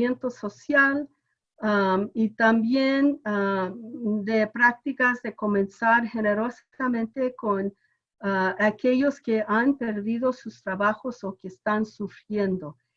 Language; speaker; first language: Spanish; non-native, fluent; English